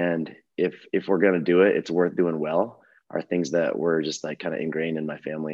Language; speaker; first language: English; native; English